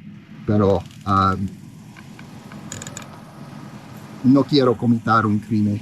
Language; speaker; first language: Spanish; non-native, learner; English